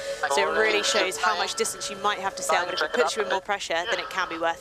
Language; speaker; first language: English; native; English